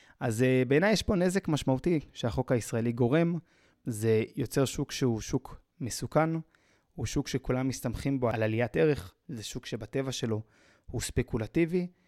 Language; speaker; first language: Hebrew; native; Hebrew